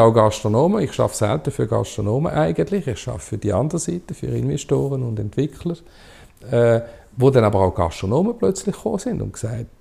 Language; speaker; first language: German; native; German